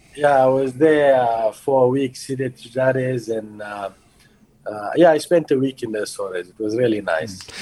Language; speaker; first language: English; early bilingual, other home language; Portuguese